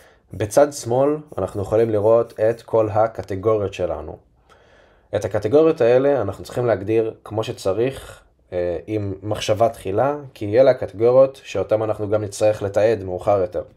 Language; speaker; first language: Hebrew; native; Hebrew